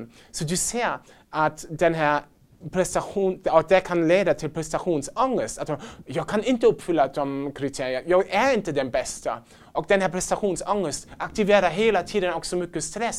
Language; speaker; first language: Swedish; non-native, fluent; German